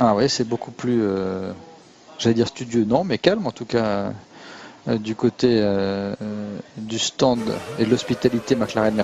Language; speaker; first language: French; native; French